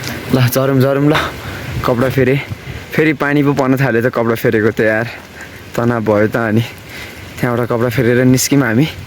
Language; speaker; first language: Nepali; native; Nepali